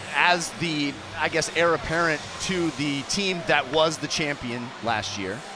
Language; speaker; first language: English; native; English